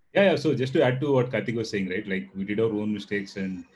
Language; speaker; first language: English; non-native, local second language; Telugu